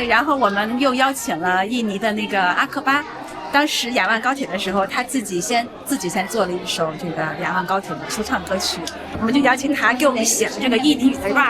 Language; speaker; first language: Chinese; native; Chinese